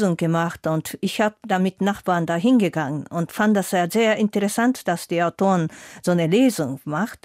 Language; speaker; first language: German; non-native, fluent; Japanese